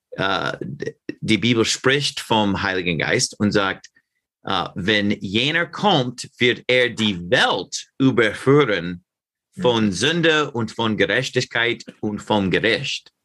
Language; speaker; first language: German; non-native, learner; English